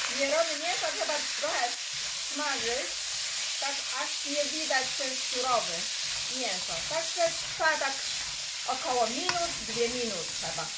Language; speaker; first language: Polish; non-native, learner; Chinese